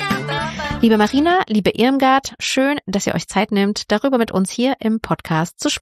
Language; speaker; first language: German; native; German